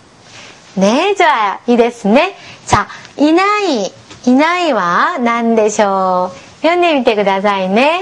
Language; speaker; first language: Japanese; non-native, fluent; Korean